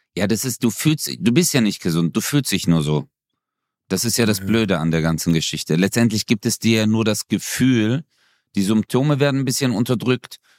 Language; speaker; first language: German; early bilingual, other home language; Turkish